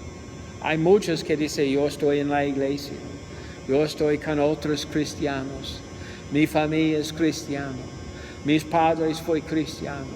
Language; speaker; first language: Spanish; non-native, learner; English